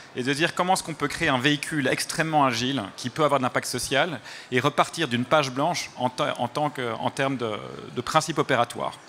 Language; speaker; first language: French; native; French